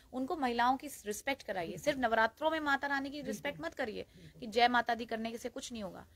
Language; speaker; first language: Hindi; native; Hindi